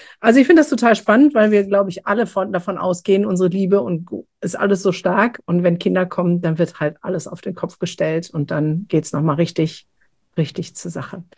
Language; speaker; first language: German; native; German